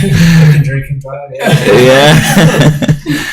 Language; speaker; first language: English; native; English